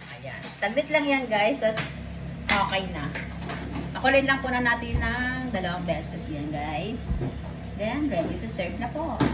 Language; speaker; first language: Filipino; non-native, local second language; Bikol